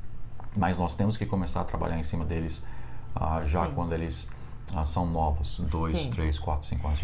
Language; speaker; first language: Portuguese; non-native, fluent; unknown